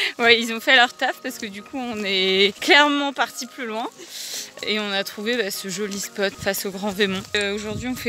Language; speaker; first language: French; native; French